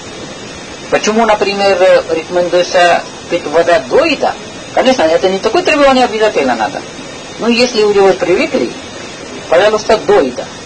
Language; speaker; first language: Russian; non-native, learner; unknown